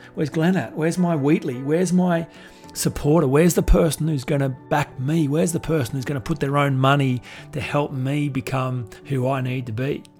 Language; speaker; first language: English; native; English